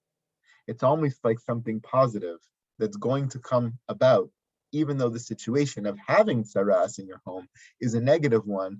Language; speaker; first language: English; native; English